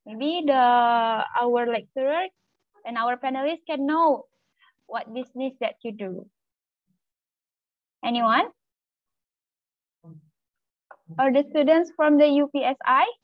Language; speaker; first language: English; non-native, learner; Malay